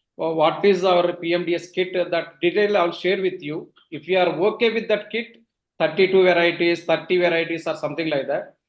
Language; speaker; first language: English; non-native, local second language; Telugu